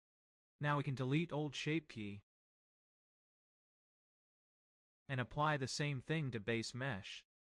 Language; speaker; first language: English; non-native, fluent; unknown